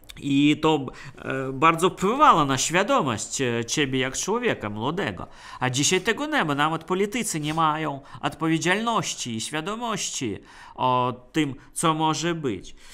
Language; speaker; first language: Polish; non-native, fluent; Russian